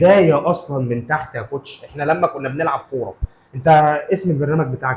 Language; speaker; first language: Arabic; native; Arabic